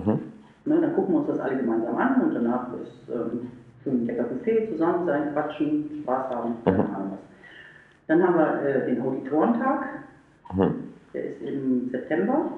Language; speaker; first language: German; native; German